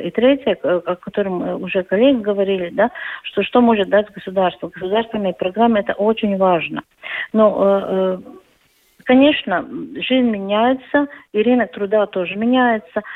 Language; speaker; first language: Russian; non-native, local second language; Latvian